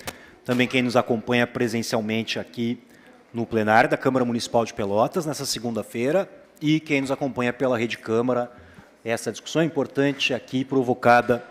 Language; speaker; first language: Portuguese; native; Portuguese